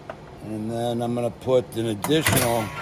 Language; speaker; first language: English; native; English